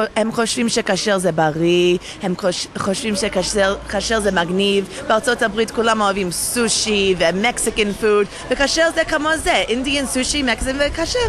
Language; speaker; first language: Hebrew; non-native, learner; English